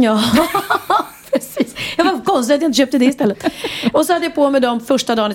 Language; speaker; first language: Swedish; native; Swedish